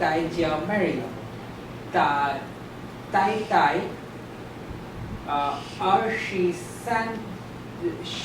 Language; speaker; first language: Chinese; non-native, learner; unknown